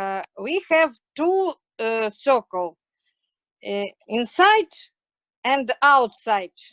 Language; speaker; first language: English; non-native, learner; Russian